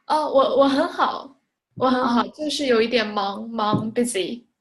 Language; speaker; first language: Chinese; non-native, fluent; English